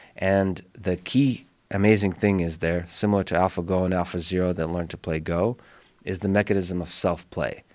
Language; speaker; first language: English; early bilingual, other home language; Russian